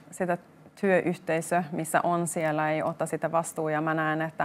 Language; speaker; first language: Finnish; non-native, local second language; Swedish